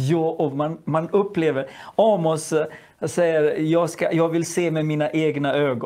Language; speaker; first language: Swedish; non-native, fluent; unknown